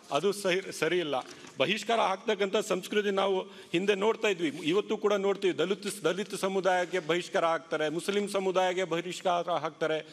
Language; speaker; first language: Kannada; non-native, local second language; Urdu